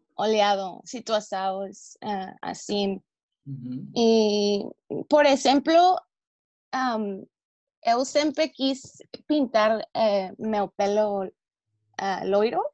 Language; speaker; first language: Portuguese; non-native, learner; Spanish